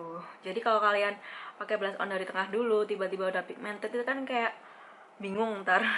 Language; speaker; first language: Indonesian; native; Indonesian